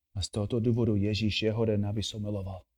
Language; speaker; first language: Czech; non-native, fluent; English